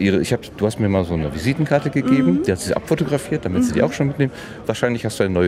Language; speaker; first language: German; native; German